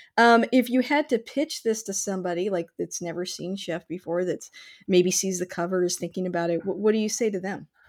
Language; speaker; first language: English; native; English